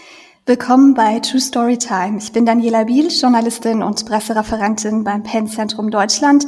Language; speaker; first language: German; native; German